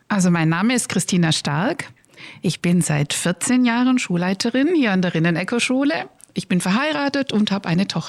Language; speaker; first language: German; native; German